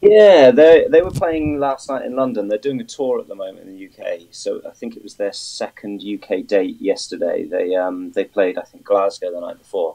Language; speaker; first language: English; native; English